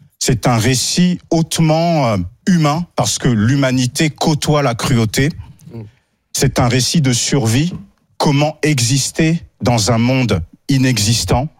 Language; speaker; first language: French; native; French